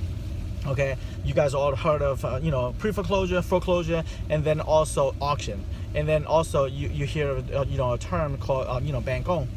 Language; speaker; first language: English; non-native, fluent; Chinese